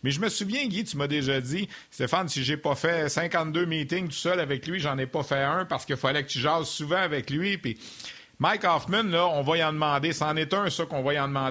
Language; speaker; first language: French; native; French